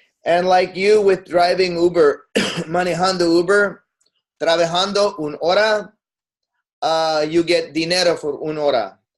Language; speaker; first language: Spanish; non-native, learner; English